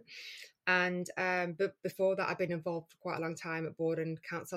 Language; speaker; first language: English; native; English